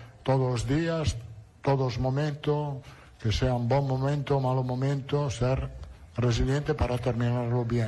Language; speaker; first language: Portuguese; non-native, learner; Italian